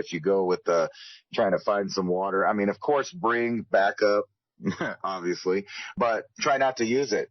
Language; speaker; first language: English; native; English